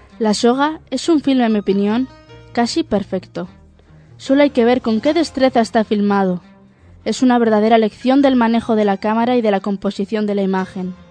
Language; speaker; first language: Spanish; native; Spanish